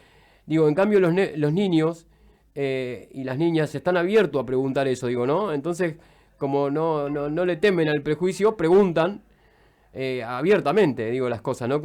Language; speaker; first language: Spanish; native; Spanish